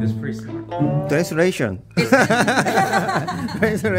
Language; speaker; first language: English; non-native, learner; Korean